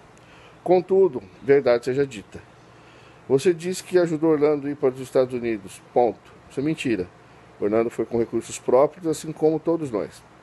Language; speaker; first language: Portuguese; native; Portuguese